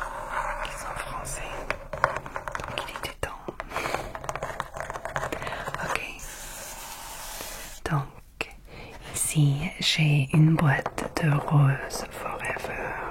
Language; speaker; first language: French; non-native, fluent; English